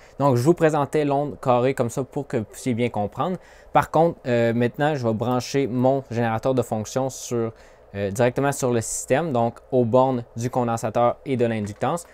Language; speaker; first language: French; native; French